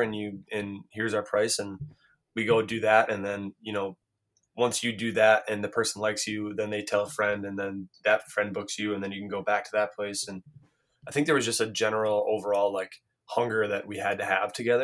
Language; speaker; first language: English; native; English